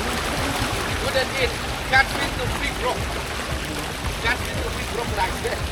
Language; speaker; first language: English; non-native, learner; Vietnamese